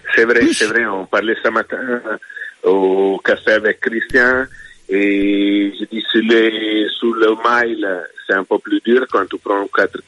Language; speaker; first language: French; non-native, fluent; Italian